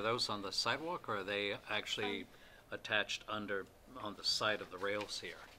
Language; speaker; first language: English; native; English